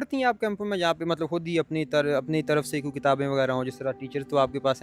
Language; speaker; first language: Urdu; native; Urdu